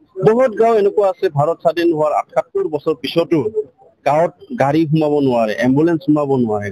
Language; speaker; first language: Assamese; non-native, local second language; Bodo